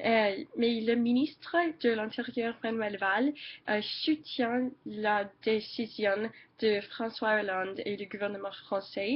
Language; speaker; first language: French; non-native, learner; English